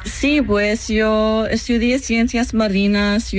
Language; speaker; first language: Spanish; non-native, learner; English